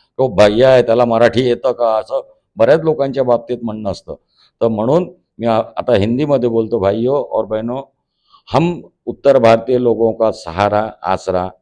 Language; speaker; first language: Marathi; non-native, local second language; Hindi